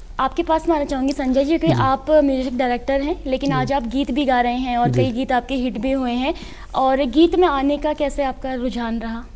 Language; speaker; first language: Hindi; native; Hindi